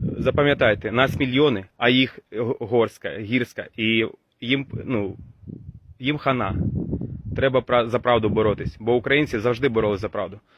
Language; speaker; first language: Ukrainian; non-native, local second language; Russian